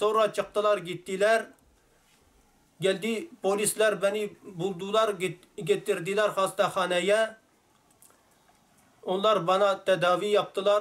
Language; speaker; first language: Turkish; non-native, local second language; Arabic